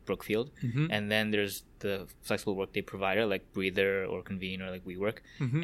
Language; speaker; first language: English; early bilingual, other home language; Korean